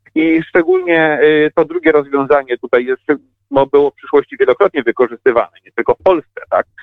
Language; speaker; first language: Polish; native; Polish